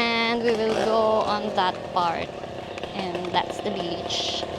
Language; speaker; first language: English; non-native, local second language; Filipino